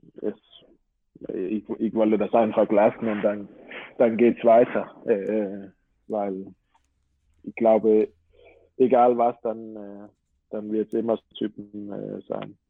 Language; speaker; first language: German; non-native, fluent; Danish